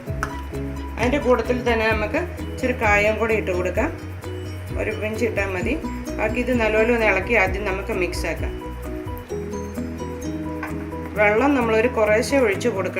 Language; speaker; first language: Malayalam; native; Malayalam